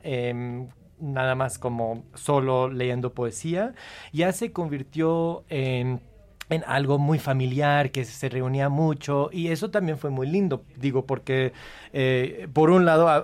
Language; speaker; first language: Spanish; early bilingual, heritage; Spanish